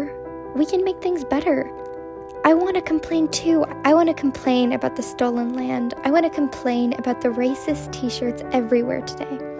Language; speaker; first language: English; native; English